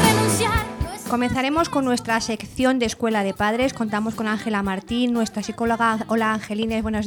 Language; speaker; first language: Spanish; native; Spanish